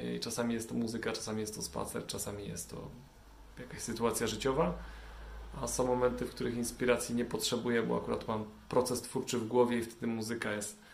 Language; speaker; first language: Polish; native; Polish